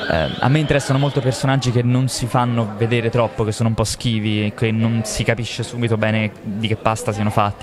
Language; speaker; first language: Italian; native; Italian